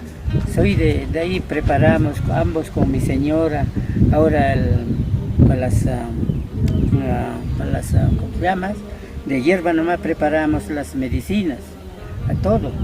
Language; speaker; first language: Spanish; non-native, local second language; Quechua